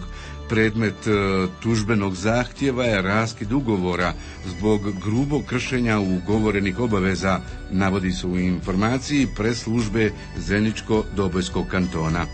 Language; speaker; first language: Croatian; native; Croatian